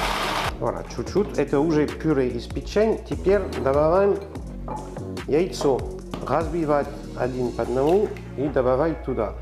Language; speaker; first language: Russian; non-native, learner; French